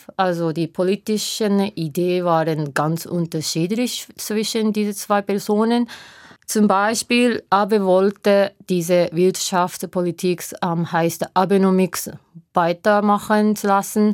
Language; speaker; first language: German; non-native, learner; Japanese